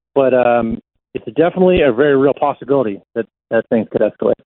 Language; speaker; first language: English; native; English